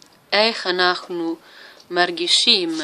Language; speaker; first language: Hebrew; non-native, learner; Italian